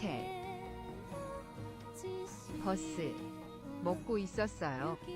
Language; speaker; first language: Korean; non-native, learner; English